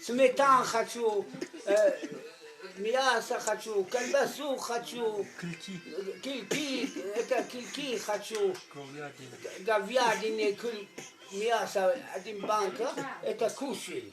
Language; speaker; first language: Russian; non-native, learner; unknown